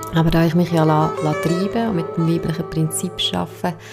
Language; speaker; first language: German; native; German